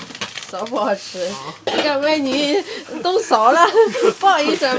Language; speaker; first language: Chinese; non-native, learner; Indonesian